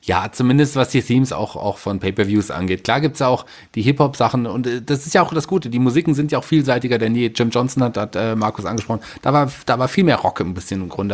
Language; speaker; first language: German; native; German